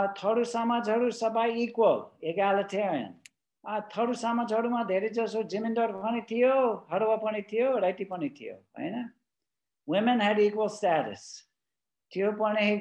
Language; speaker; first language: Nepali; non-native, fluent; English